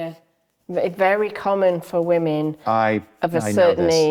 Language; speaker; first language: English; native; English